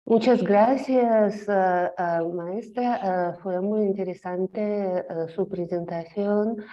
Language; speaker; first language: Spanish; non-native, fluent; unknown